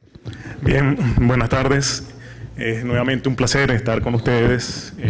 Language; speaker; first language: Spanish; native; Spanish